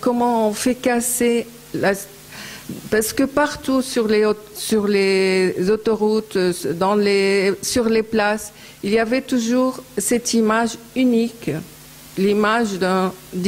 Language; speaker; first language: French; non-native, fluent; Arabic